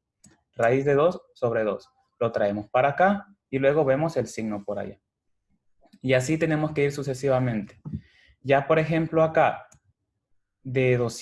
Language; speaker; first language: Spanish; native; Spanish